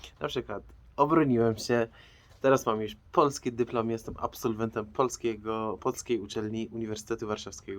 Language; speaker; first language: Polish; non-native, fluent; Persian